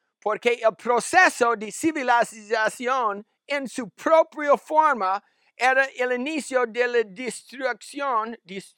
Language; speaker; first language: Spanish; non-native, learner; English